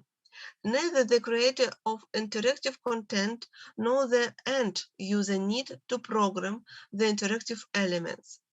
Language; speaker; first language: English; non-native, learner; Russian